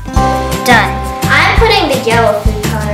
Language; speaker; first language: English; non-native, fluent; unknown